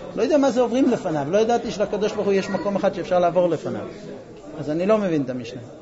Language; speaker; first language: Hebrew; non-native, fluent; English